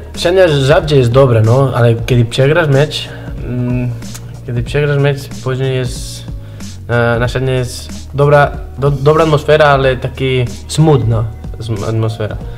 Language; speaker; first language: Polish; non-native, learner; Spanish